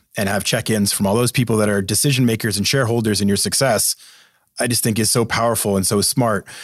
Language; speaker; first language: English; native; English